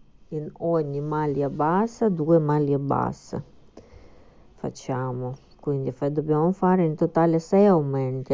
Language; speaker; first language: Italian; non-native, fluent; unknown